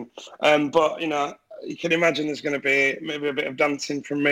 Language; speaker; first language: English; native; English